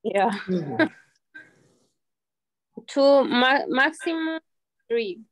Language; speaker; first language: English; non-native, learner; Spanish